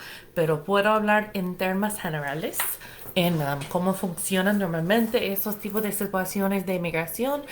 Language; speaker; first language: Spanish; non-native, fluent; English